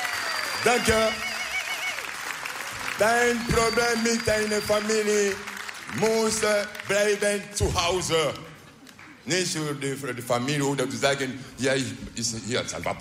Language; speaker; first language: Dutch; non-native, learner; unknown